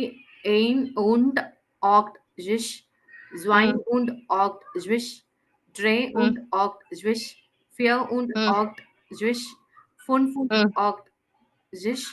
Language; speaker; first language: German; non-native, learner; Tamil